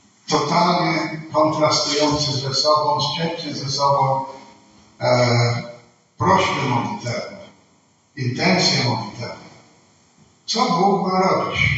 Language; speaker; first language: Polish; non-native, fluent; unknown